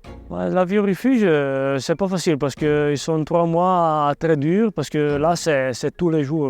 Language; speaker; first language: French; non-native, local second language; Italian